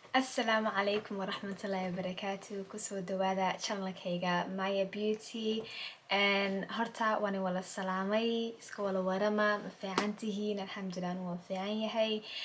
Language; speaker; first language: Somali; early bilingual, heritage; Somali